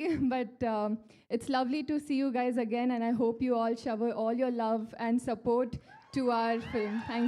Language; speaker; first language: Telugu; non-native, learner; Kannada